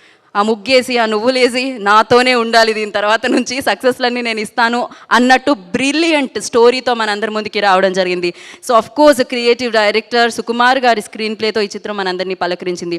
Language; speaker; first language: Telugu; native; Telugu